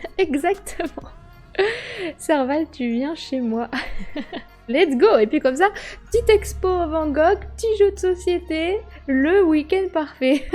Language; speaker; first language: French; native; French